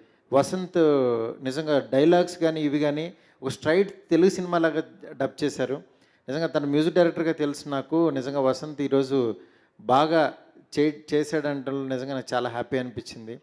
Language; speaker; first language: Telugu; native; Telugu